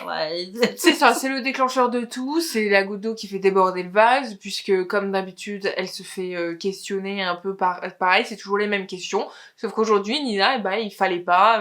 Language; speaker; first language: French; native; French